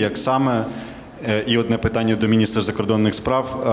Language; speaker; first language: Ukrainian; native; Ukrainian